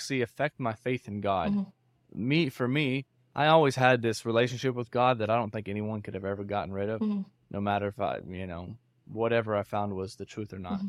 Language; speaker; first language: English; native; English